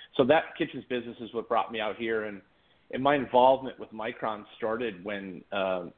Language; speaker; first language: English; native; English